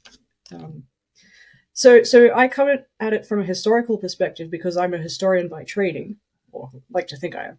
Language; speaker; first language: English; native; English